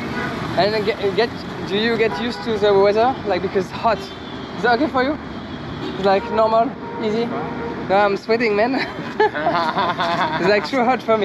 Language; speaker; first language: English; non-native, learner; French